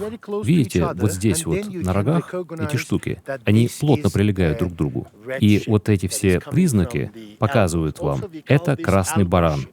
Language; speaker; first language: Russian; native; Russian